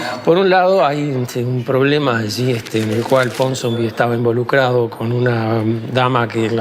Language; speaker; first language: Spanish; native; Spanish